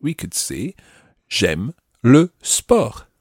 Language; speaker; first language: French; non-native, fluent; English